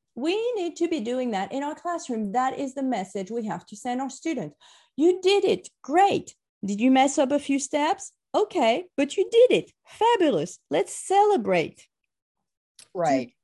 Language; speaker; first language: English; non-native, fluent; French